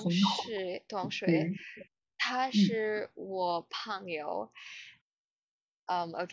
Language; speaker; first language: Chinese; non-native, learner; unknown